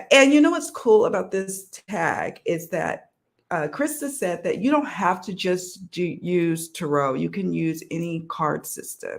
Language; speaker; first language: English; native; English